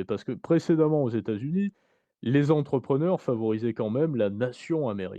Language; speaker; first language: French; native; French